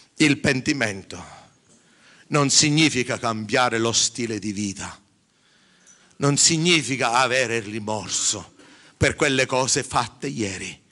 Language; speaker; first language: Italian; early bilingual, heritage; English